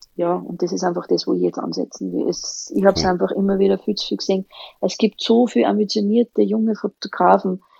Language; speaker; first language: German; native; German